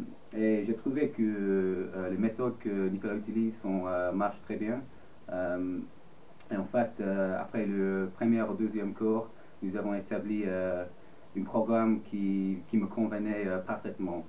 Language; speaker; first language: French; non-native, fluent; English